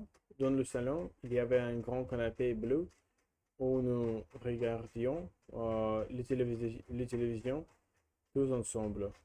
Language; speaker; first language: French; non-native, learner; Russian